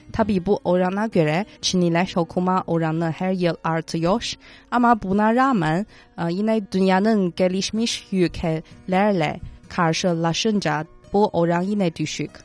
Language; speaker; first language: Turkish; non-native, fluent; Chinese